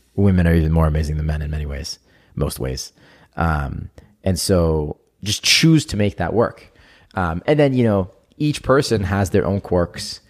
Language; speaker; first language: English; non-native, fluent; Hebrew